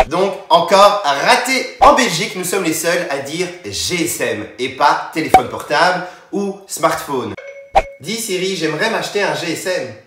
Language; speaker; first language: French; native; French